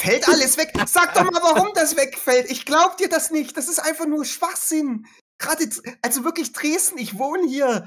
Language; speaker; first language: German; native; German